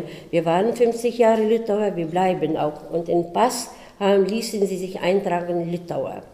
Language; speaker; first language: German; early bilingual, heritage; German